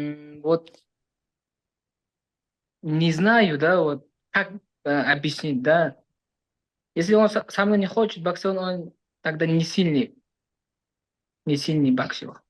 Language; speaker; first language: Russian; non-native, learner; Uzbek